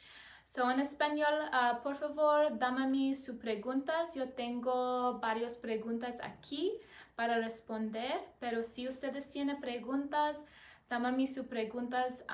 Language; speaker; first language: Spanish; non-native, learner; English